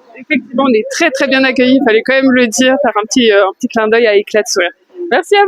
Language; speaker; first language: French; native; French